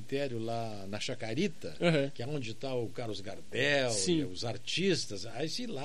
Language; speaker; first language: Portuguese; native; Portuguese